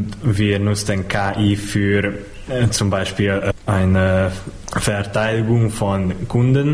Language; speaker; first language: German; non-native, fluent; Hungarian